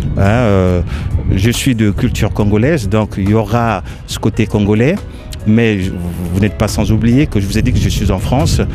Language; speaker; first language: French; non-native, local second language; Lingala